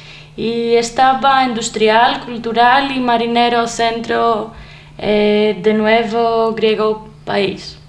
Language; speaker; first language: Spanish; non-native, learner; Greek